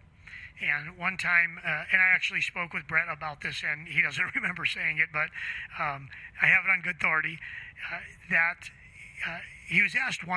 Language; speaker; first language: English; native; English